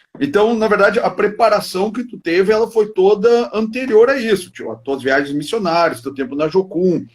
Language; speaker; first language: Portuguese; native; Portuguese